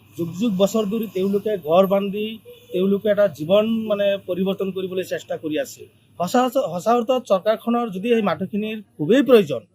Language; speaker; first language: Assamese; non-native, local second language; Bangla